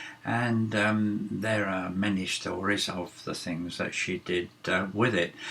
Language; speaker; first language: English; native; English